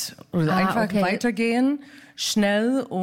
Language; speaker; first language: German; non-native, fluent; English